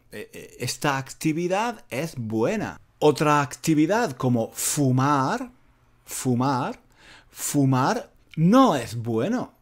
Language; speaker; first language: Spanish; native; Spanish